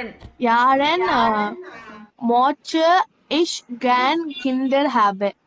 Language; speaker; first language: German; non-native, learner; Tamil